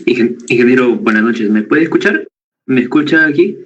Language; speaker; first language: Spanish; native; Spanish